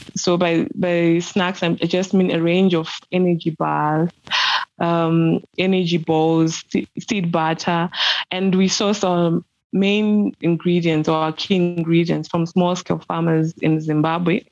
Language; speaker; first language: English; non-native, local second language; Shona